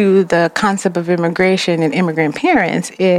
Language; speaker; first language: English; early bilingual, other home language; Jamaican Creole English